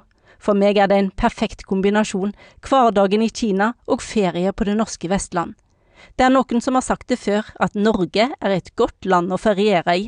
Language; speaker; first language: Norwegian; native; Norwegian